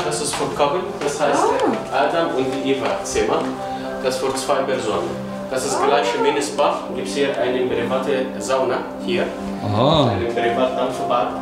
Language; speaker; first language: German; non-native, learner; Arabic